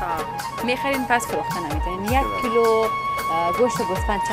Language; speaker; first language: Persian; native; Persian